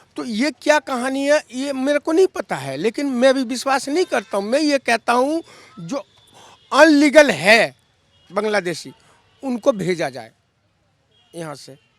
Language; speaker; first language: Hindi; non-native, local second language; Bangla